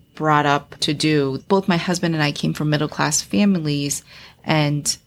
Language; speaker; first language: English; early bilingual, other home language; Chinese